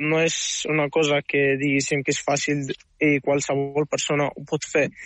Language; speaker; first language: Catalan; non-native, fluent; Arabic